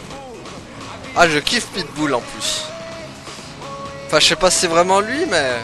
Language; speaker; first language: French; native; French